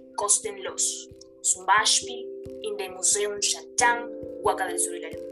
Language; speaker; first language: German; non-native, learner; Spanish